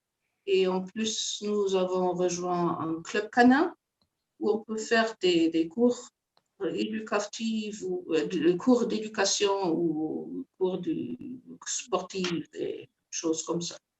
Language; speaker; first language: French; non-native, fluent; German